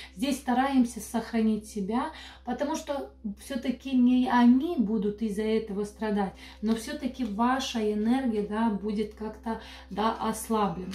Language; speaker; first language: Russian; non-native, local second language; Romanian